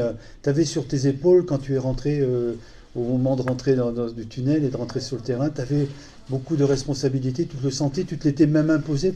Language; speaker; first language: French; native; French